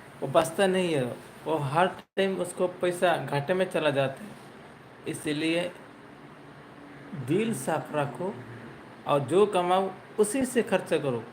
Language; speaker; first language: Hindi; non-native, learner; Bangla